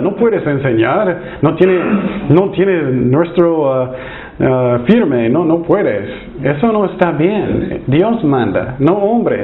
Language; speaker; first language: Spanish; non-native, fluent; English